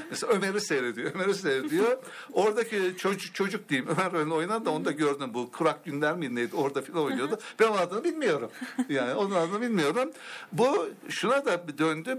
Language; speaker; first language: Turkish; native; Turkish